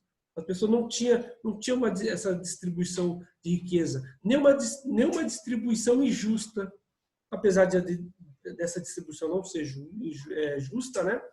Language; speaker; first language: Portuguese; native; Portuguese